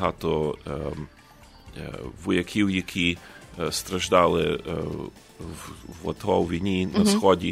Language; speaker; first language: Ukrainian; early bilingual, heritage; Ukrainian